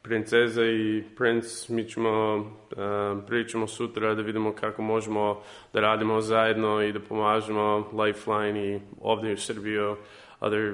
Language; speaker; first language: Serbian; early bilingual, heritage; English